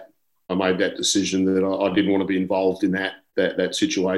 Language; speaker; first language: English; native; English